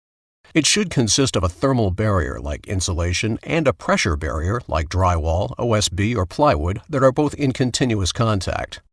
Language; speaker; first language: English; native; English